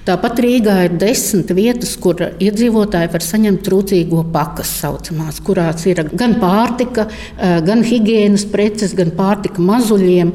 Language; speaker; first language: Latvian; native; Latvian